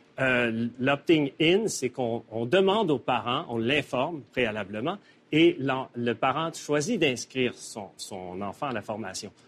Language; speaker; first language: French; native; French